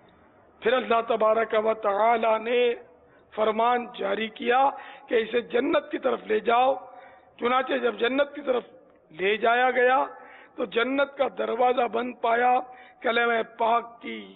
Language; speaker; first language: Urdu; native; Urdu